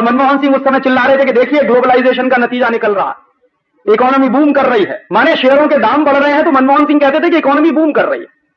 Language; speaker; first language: Hindi; native; Hindi